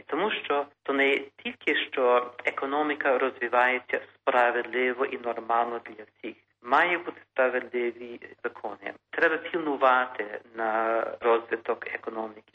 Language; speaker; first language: Ukrainian; early bilingual, heritage; Ukrainian